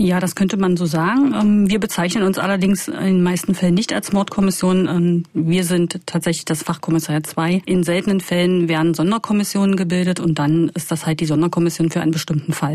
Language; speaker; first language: German; native; German